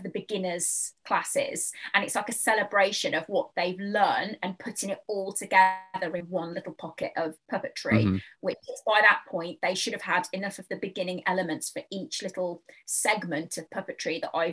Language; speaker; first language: English; native; English